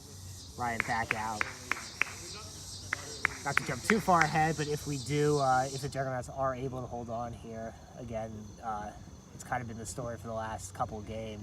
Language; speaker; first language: English; native; English